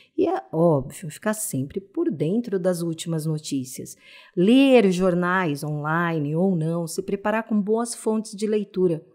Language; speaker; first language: Portuguese; native; Portuguese